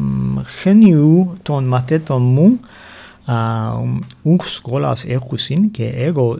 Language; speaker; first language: Greek; non-native, learner; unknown